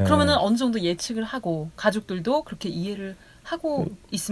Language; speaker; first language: Korean; native; Korean